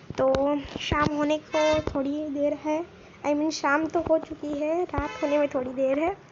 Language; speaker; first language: Hindi; non-native, local second language; Gujarati